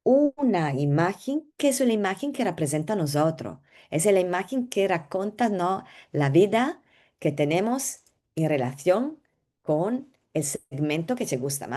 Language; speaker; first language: Spanish; non-native, learner; Italian